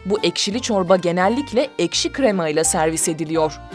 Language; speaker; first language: Turkish; native; Turkish